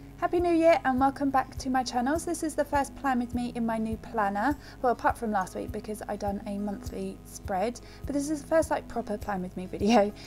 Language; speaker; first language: English; native; English